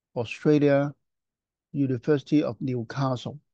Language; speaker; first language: English; non-native, local second language; Chinese